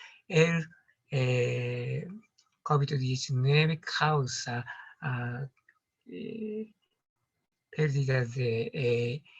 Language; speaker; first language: Spanish; non-native, learner; Japanese